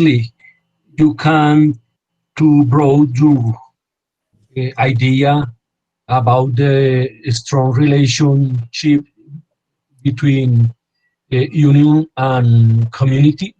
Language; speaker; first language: English; non-native, learner; Spanish